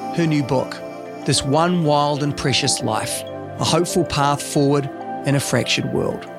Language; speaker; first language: English; native; English